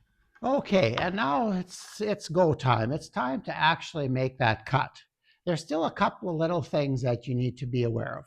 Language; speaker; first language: English; native; English